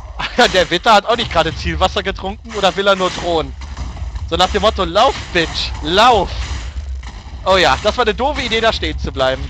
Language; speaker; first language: German; native; German